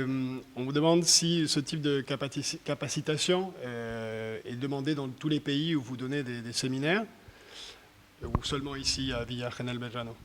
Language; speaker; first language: French; non-native, fluent; Spanish